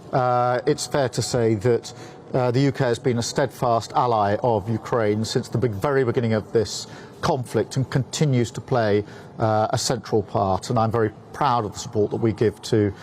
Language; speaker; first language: English; native; English